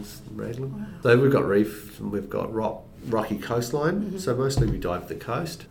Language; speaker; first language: English; native; English